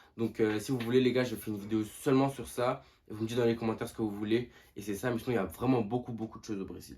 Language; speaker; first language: French; early bilingual, other home language; Portuguese